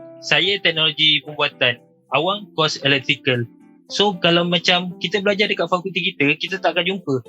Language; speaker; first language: Malay; native; Malay